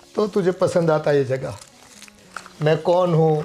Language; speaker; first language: Hindi; non-native, local second language; Gujarati